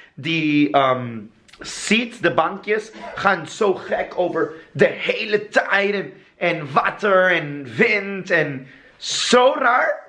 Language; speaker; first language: Dutch; non-native, learner; English